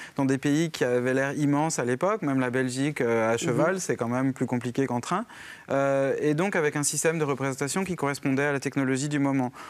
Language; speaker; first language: French; native; French